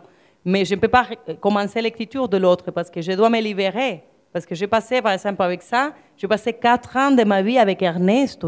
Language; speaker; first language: French; non-native, fluent; Spanish